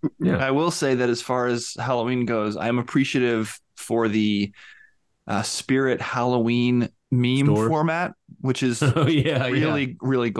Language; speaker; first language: English; native; English